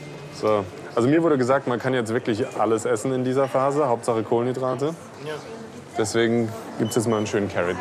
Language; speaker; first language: German; native; German